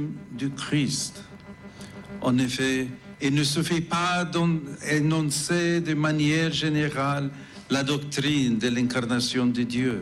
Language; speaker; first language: French; non-native, fluent; English